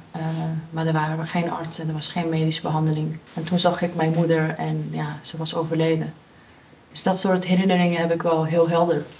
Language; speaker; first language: Dutch; early bilingual, other home language; Persian